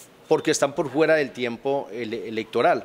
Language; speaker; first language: Spanish; native; Spanish